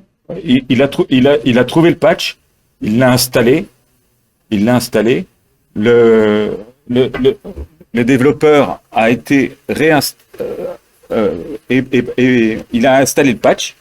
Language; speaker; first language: French; native; French